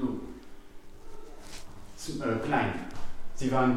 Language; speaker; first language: German; non-native, learner; French